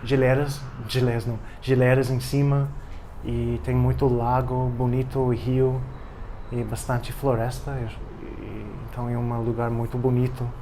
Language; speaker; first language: Portuguese; non-native, fluent; English